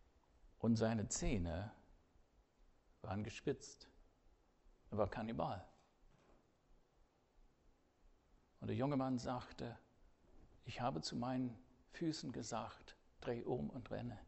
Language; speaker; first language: German; non-native, fluent; English